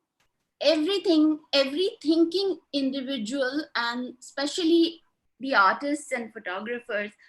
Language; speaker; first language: English; non-native, local second language; Hindi